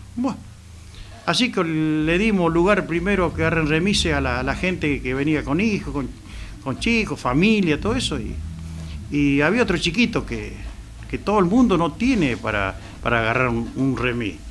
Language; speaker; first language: Spanish; native; Spanish